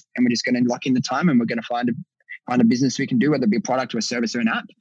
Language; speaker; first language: English; native; English